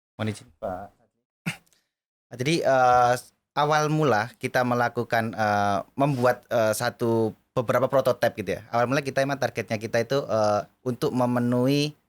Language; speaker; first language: Indonesian; native; Indonesian